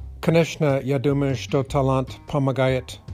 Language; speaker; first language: Russian; non-native, learner; English